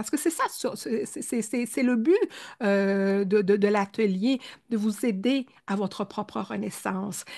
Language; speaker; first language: French; early bilingual, other home language; Spanish